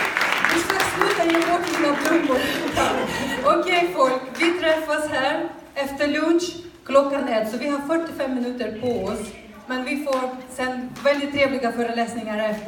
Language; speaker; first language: Swedish; non-native, fluent; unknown